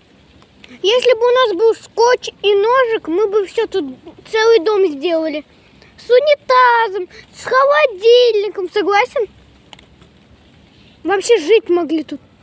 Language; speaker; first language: Russian; native; Russian